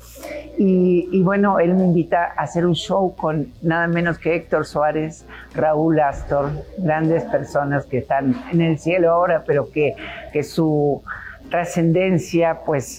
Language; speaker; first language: Spanish; native; Spanish